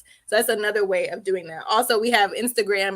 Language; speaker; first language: English; native; English